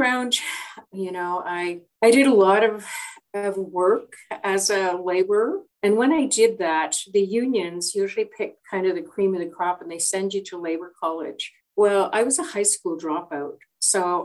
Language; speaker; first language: English; native; English